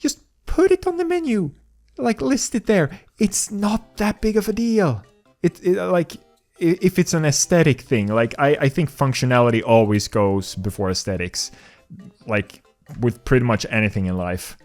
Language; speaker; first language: English; non-native, fluent; Swedish